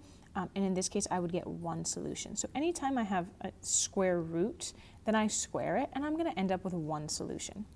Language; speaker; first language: English; native; English